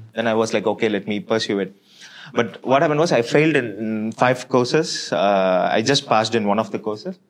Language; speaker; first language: English; non-native, local second language; Tamil